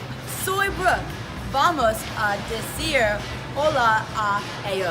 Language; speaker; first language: Spanish; non-native, learner; English